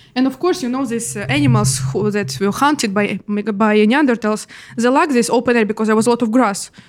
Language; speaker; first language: English; non-native, fluent; Russian